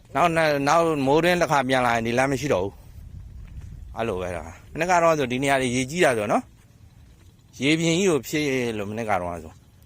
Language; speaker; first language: Burmese; native; Burmese